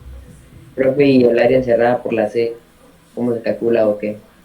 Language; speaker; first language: Spanish; native; Spanish